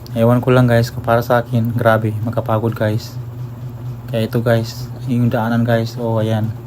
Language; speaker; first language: Filipino; non-native, local second language; Cebuano